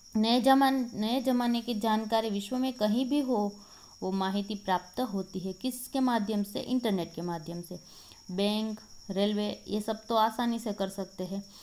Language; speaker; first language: Hindi; non-native, local second language; Gujarati